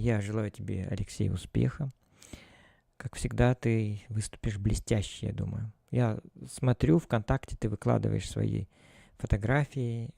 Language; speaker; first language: Russian; native; Russian